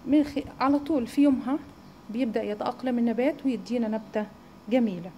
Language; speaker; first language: Arabic; native; Arabic